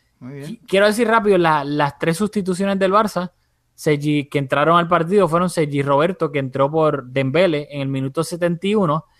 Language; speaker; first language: Spanish; early bilingual, heritage; Spanish